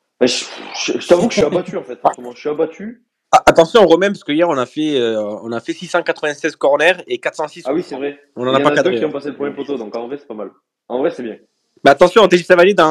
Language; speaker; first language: French; native; French